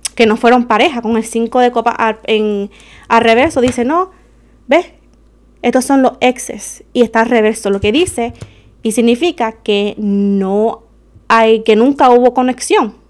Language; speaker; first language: Spanish; native; Spanish